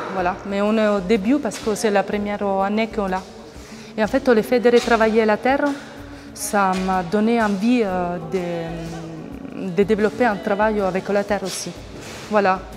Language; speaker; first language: French; non-native, fluent; Italian